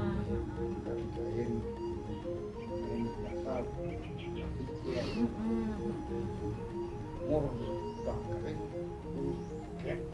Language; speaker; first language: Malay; non-native, local second language; Balinese